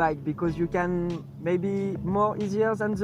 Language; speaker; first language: English; non-native, fluent; French